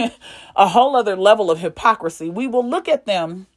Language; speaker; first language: English; native; English